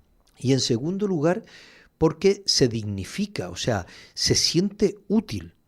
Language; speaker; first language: Spanish; native; Spanish